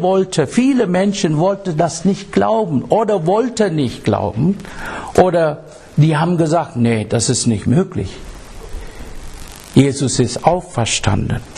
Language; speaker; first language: German; non-native, fluent; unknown